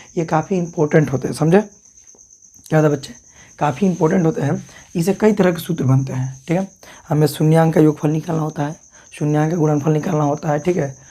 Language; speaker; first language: Hindi; native; Hindi